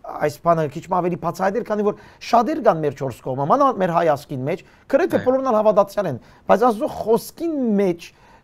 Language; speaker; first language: Armenian; early bilingual, heritage; Armenian